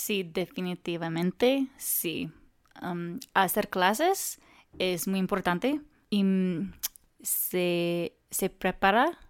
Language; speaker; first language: Spanish; non-native, learner; English